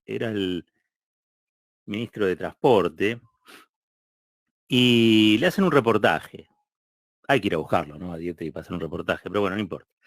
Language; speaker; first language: Spanish; native; Spanish